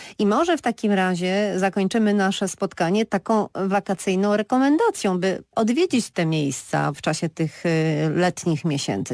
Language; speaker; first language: Polish; native; Polish